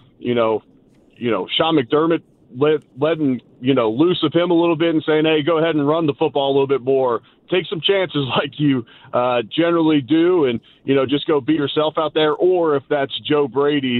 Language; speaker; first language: English; native; English